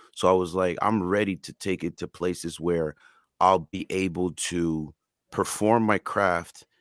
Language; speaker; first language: English; non-native, fluent; French